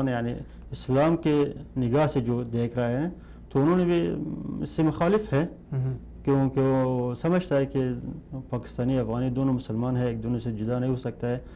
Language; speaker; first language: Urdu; non-native, fluent; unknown